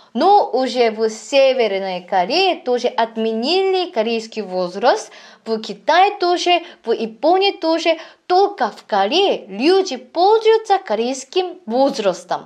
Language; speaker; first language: Russian; non-native, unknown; Korean